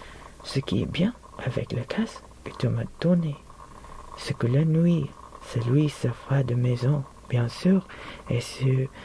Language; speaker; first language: French; non-native, learner; Filipino